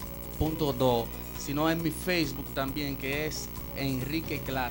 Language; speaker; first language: Spanish; native; Spanish